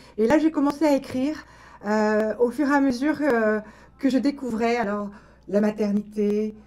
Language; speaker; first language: French; native; French